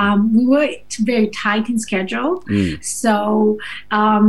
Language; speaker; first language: English; non-native, fluent; Russian